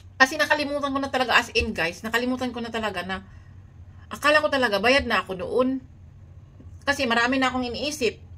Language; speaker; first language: Filipino; native; Filipino